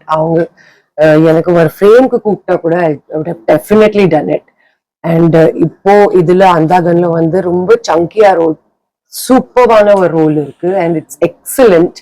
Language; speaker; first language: Tamil; non-native, fluent; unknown